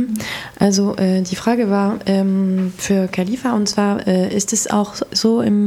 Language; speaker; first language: German; non-native, fluent; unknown